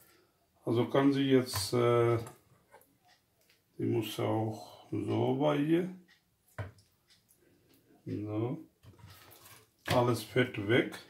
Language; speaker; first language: German; non-native, learner; Urdu